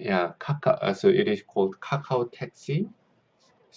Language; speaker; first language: English; non-native, learner; Korean